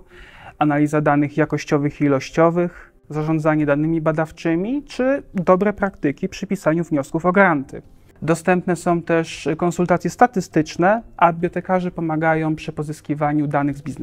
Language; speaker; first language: Polish; native; Polish